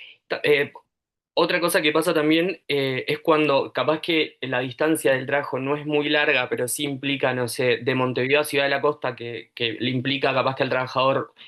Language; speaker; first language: Spanish; native; Spanish